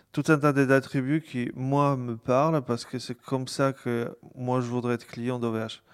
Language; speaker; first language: French; non-native, fluent; Polish